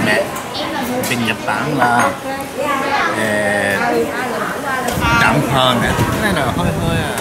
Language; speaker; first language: Vietnamese; non-native, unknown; Japanese